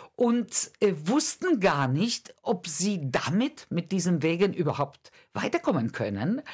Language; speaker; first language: German; non-native, fluent; Polish